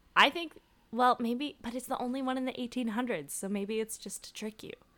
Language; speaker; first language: English; native; English